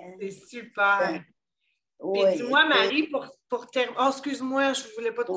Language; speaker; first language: French; native; French